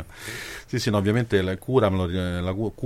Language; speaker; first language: Italian; native; Italian